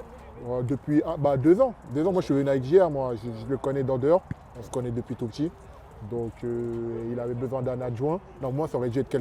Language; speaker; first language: French; native; French